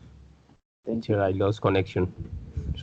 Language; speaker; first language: English; non-native, learner; Spanish